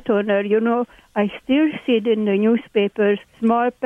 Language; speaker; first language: English; non-native, fluent; Hungarian